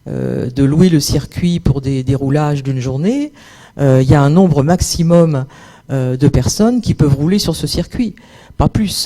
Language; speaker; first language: French; native; French